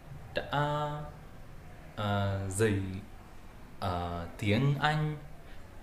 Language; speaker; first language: Vietnamese; non-native, learner; Catalan